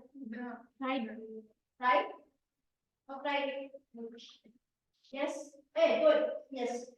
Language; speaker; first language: English; non-native, learner; Indonesian